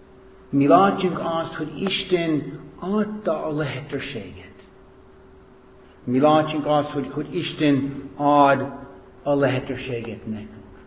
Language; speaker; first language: Hungarian; non-native, fluent; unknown